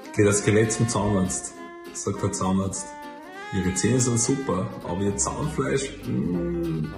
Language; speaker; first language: German; native; German